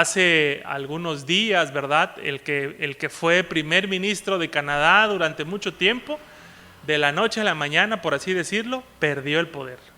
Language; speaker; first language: Spanish; native; Spanish